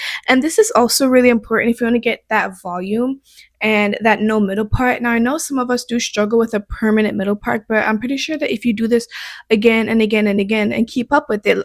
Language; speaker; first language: English; native; English